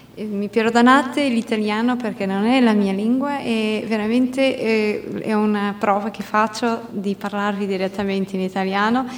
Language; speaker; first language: Italian; non-native, fluent; Portuguese